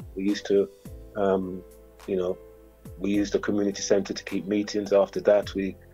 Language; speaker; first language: English; native; English